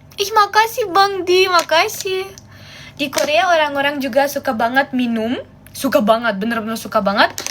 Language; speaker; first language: Indonesian; non-native, fluent; German